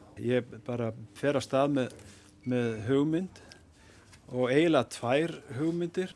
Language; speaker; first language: Icelandic; native; Icelandic